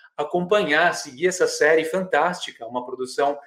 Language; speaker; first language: Portuguese; non-native, fluent; Italian